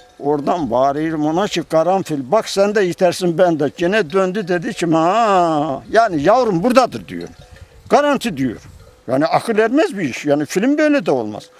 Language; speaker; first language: Turkish; native; Turkish